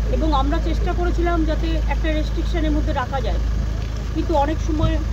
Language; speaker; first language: Bangla; native; Bangla